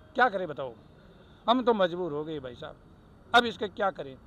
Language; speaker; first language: Hindi; native; Hindi